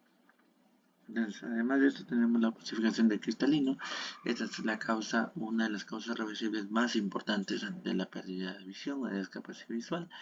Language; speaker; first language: Spanish; native; Spanish